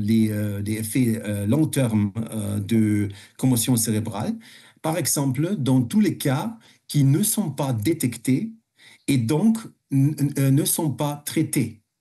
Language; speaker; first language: French; non-native, fluent; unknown